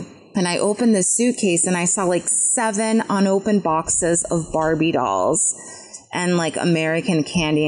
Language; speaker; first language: English; early bilingual, other home language; Polish